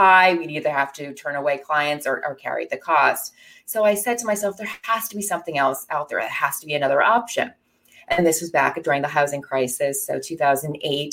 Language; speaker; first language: English; native; English